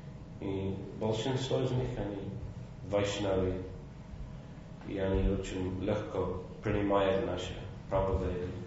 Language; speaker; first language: Russian; non-native, fluent; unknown